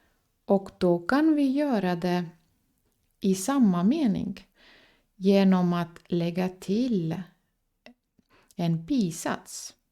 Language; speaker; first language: Swedish; non-native, fluent; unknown